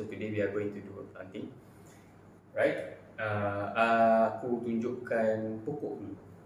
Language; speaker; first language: English; non-native, local second language; Malay